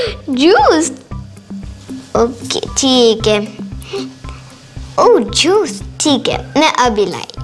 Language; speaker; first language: Hindi; native; Hindi